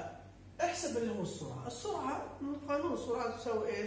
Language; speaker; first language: Arabic; native; Arabic